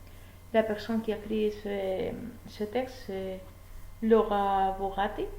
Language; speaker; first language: French; non-native, learner; Spanish